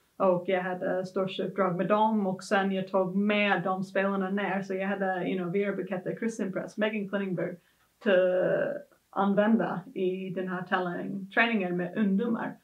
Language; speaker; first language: Swedish; non-native, fluent; English